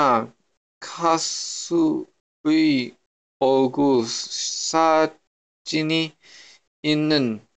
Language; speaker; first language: Korean; non-native, learner; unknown